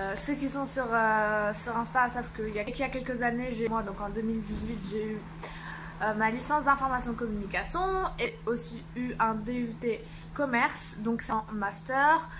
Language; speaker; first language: French; early bilingual, other home language; Arabic